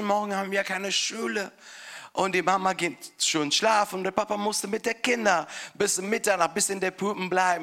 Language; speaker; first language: German; non-native, fluent; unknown